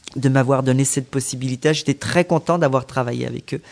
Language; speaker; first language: French; native; French